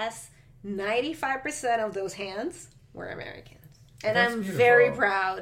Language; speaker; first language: English; non-native, fluent; Spanish